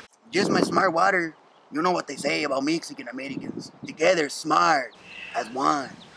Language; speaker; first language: English; early bilingual, other home language; Spanish